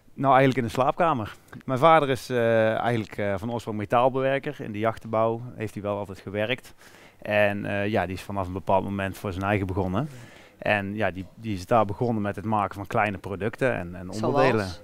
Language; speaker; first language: Dutch; native; Dutch